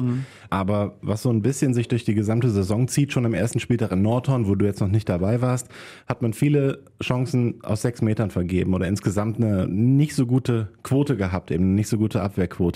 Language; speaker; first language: German; native; German